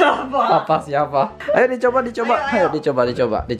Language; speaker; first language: Indonesian; native; Indonesian